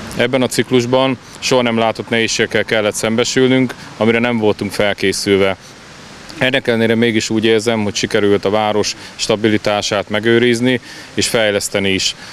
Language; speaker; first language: Hungarian; native; Hungarian